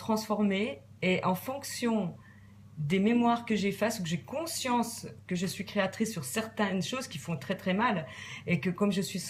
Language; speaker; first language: French; native; French